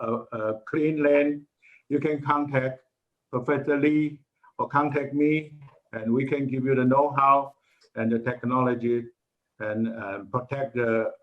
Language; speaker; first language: English; non-native, learner; Chinese